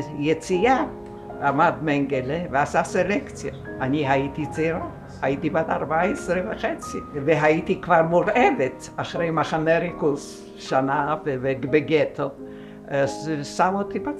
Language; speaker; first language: Hebrew; non-native, fluent; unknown